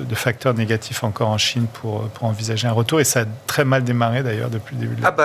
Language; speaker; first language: French; non-native, fluent; Portuguese